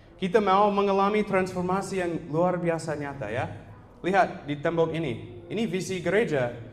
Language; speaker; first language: Indonesian; non-native, fluent; English